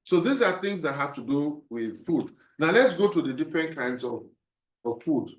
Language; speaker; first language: English; non-native, local second language; Yoruba